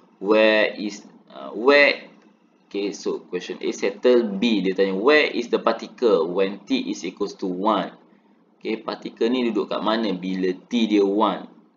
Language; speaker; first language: English; non-native, local second language; Malay